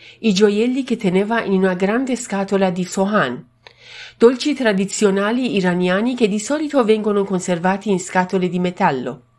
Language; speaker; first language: Italian; non-native, fluent; Persian